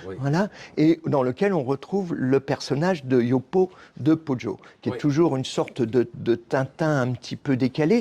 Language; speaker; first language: French; native; French